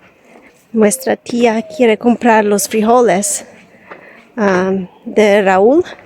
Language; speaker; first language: Spanish; non-native, learner; English